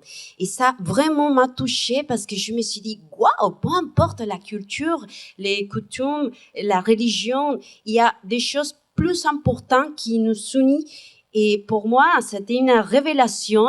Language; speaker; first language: French; non-native, fluent; Spanish